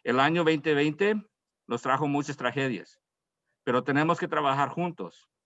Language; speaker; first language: Spanish; early bilingual, heritage; Spanish